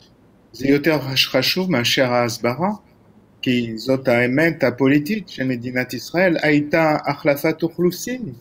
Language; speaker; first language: Hebrew; non-native, fluent; French